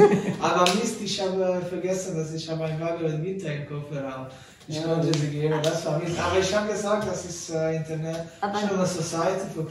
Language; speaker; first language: German; non-native, learner; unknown